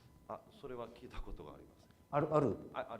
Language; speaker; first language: Japanese; non-native, fluent; Korean